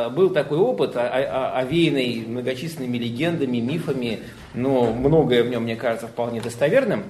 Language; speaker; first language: Russian; native; Russian